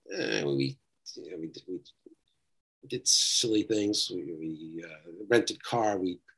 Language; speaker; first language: English; native; English